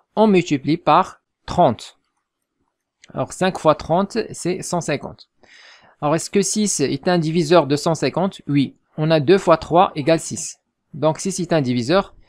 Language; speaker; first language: French; non-native, local second language; Arabic